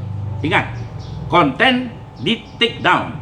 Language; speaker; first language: Indonesian; native; Indonesian